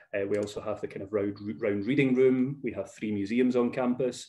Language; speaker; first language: English; native; English